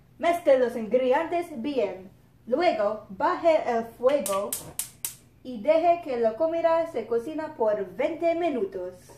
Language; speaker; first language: Spanish; non-native, learner; English